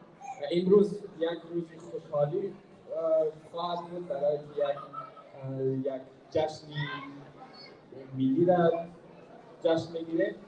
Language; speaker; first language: Persian; non-native, learner; German